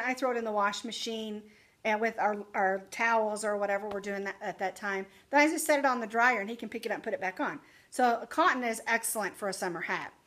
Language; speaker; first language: English; native; English